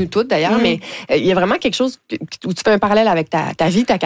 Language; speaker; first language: French; native; French